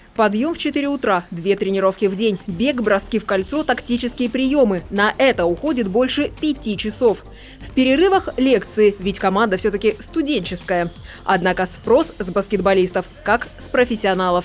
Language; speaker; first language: Russian; native; Russian